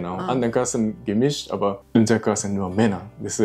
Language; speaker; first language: German; non-native, learner; Japanese